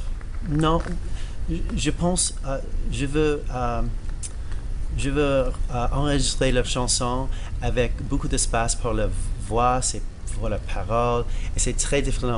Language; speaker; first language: French; non-native, learner; English